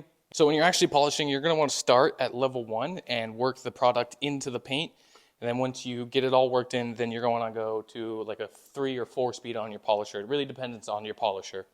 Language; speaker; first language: English; native; English